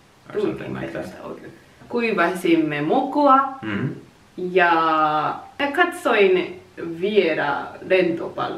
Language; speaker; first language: Finnish; non-native, learner; Japanese